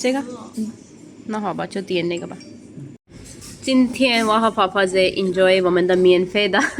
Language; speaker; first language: Chinese; non-native, learner; Urdu